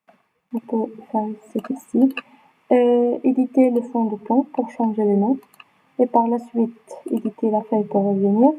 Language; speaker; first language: French; non-native, local second language; Arabic